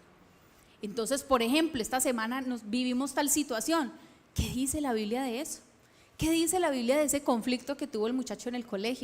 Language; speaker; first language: Spanish; native; Spanish